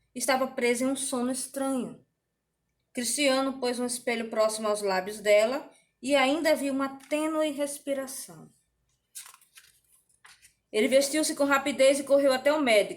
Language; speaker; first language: Portuguese; native; Portuguese